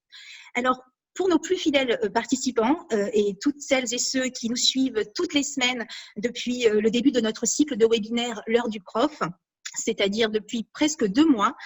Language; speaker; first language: French; native; French